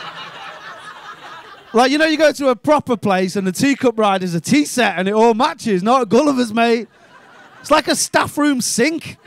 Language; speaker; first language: English; native; English